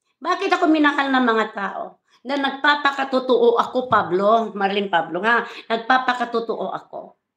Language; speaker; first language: Filipino; native; Filipino